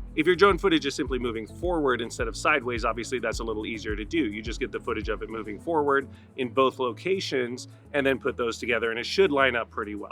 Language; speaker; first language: English; native; English